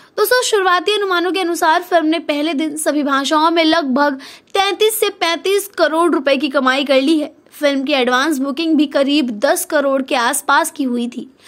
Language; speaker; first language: Hindi; native; Hindi